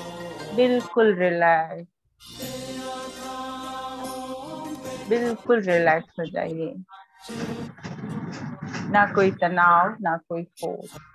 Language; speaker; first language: Hindi; native; Hindi